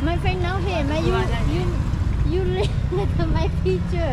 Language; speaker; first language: English; non-native, learner; Hmong